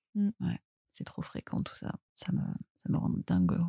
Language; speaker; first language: French; native; French